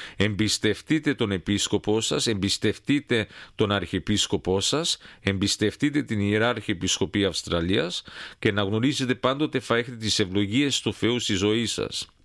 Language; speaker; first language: Greek; early bilingual, heritage; Greek